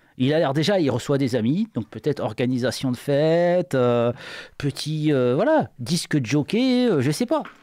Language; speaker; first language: French; native; French